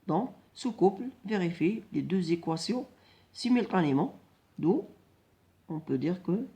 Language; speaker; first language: French; non-native, local second language; Arabic